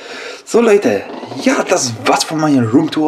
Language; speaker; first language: German; non-native, learner; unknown